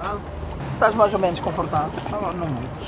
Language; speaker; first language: Portuguese; non-native, local second language; Kabuverdianu